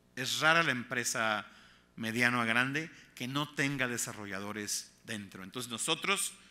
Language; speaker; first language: Spanish; native; Spanish